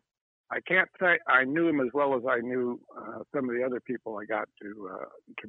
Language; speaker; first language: English; native; English